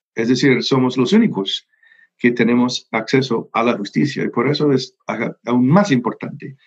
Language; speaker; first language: Spanish; non-native, fluent; English